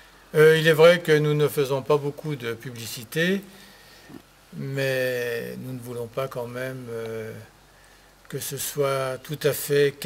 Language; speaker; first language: French; native; French